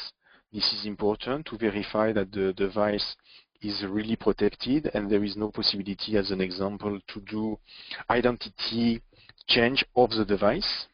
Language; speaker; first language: English; non-native, fluent; French